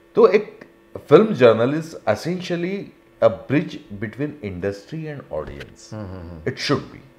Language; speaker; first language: Hindi; native; Hindi